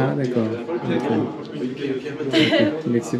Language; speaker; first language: French; non-native, learner; Korean